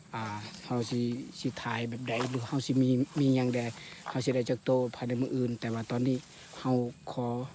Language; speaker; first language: Lao; non-native, local second language; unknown